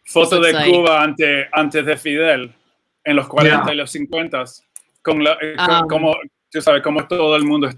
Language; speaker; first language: Spanish; early bilingual, other home language; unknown